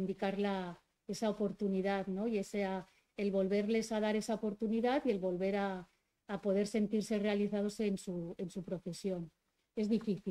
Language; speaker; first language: Spanish; native; Spanish